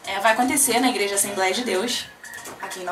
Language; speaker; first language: Portuguese; native; Portuguese